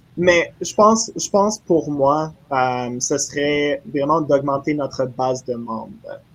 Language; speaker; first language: French; native; French